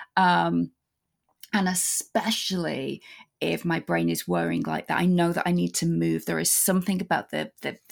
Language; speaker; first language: English; native; English